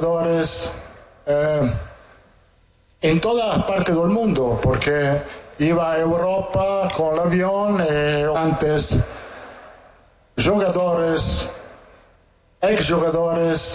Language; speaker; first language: Portuguese; non-native, fluent; Italian